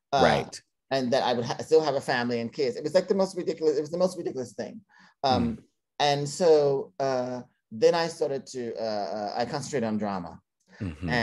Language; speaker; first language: English; native; English